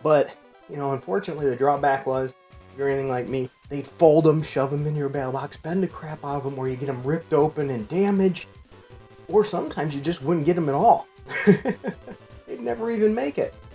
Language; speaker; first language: English; native; English